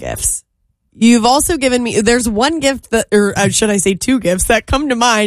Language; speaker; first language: English; native; English